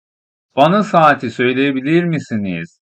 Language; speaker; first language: Turkish; non-native, fluent; Persian